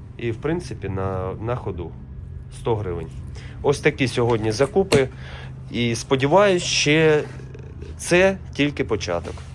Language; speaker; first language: Ukrainian; native; Ukrainian